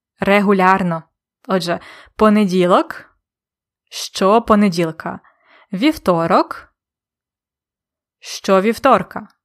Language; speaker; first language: Ukrainian; native; Ukrainian